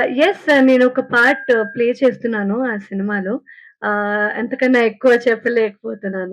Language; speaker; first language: Telugu; non-native, fluent; Hindi